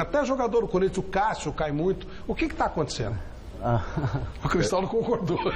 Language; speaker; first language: Portuguese; native; Portuguese